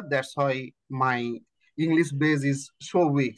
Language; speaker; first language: English; non-native, learner; Bangla